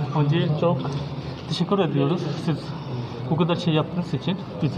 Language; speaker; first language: Turkish; non-native, learner; Urdu